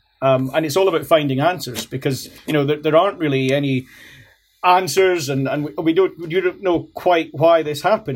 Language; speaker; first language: English; native; English